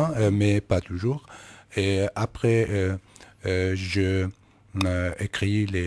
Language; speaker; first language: French; non-native, learner; Kurdish